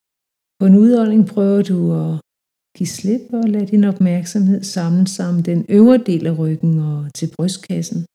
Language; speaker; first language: Danish; native; Danish